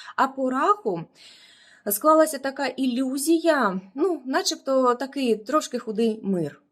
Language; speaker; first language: Ukrainian; non-native, local second language; Russian